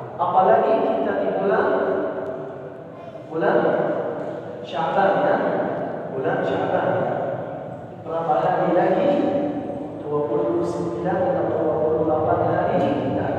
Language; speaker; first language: Indonesian; non-native, learner; Arabic